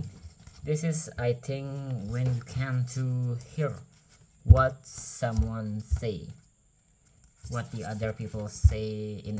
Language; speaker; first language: English; non-native, learner; Indonesian